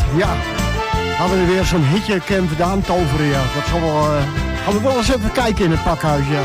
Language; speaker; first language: Dutch; native; Dutch